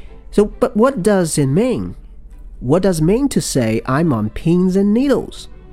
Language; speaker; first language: English; non-native, fluent; Chinese